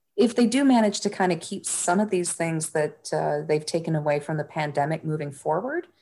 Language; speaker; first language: English; native; English